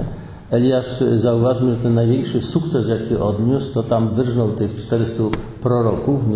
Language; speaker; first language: Polish; native; Polish